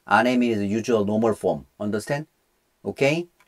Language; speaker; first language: English; non-native, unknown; Korean